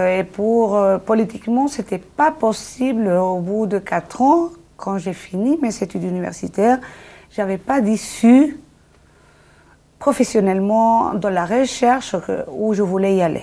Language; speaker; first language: French; non-native, fluent; Spanish